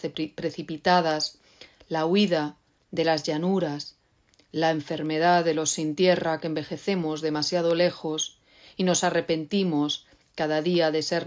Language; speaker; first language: Spanish; native; Spanish